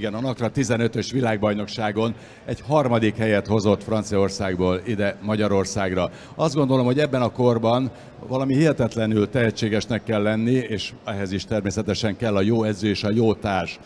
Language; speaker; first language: Hungarian; native; Hungarian